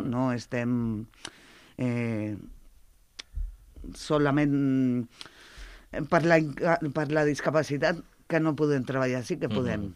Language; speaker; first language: Catalan; non-native, local second language; Spanish